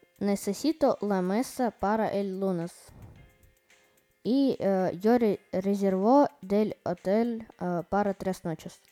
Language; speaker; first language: Spanish; non-native, learner; Russian